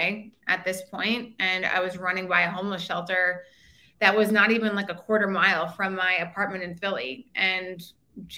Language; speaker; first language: English; native; English